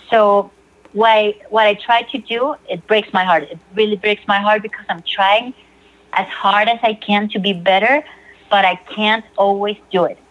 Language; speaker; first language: English; non-native, fluent; Spanish